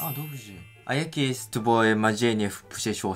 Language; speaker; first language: Polish; non-native, learner; Japanese